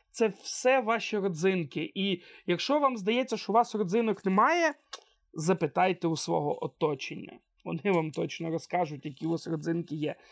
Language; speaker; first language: Ukrainian; non-native, local second language; Russian